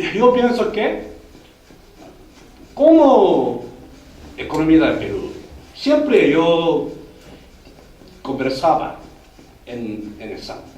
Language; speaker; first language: Spanish; non-native, learner; Korean